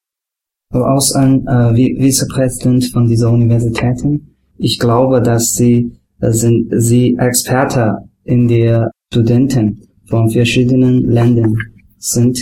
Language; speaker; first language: German; non-native, learner; Chinese